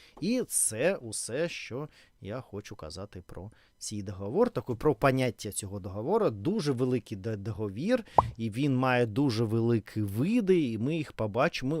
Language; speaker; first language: Ukrainian; non-native, learner; Russian